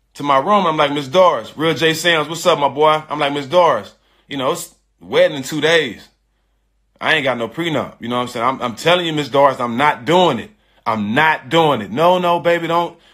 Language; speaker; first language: English; native; English